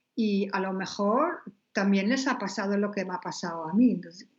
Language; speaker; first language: Spanish; non-native, fluent; Dutch